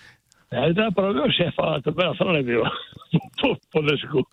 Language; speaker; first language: Czech; native; Czech